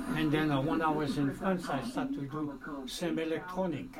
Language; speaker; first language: English; non-native, learner; Armenian